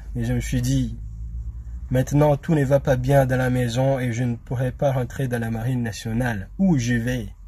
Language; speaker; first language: French; non-native, local second language; Malagasy